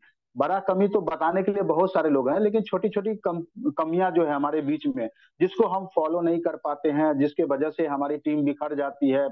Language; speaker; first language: Hindi; native; Hindi